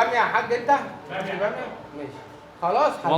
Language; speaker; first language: Arabic; native; Arabic